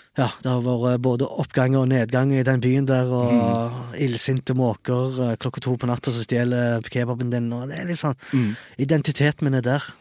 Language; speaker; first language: Norwegian; early bilingual, other home language; Arabic